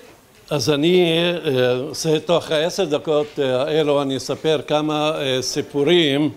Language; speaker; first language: Hebrew; non-native, local second language; Arabic